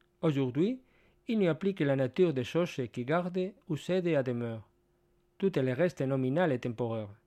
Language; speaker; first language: French; non-native, fluent; Spanish